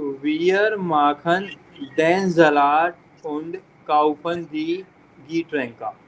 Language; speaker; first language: German; non-native, fluent; Hindi